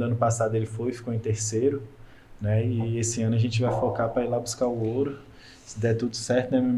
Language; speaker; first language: Portuguese; native; Portuguese